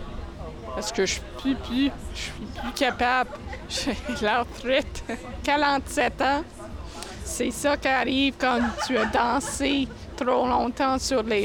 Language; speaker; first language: French; non-native, local second language; English